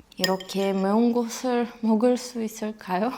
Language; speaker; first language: Korean; non-native, learner; Russian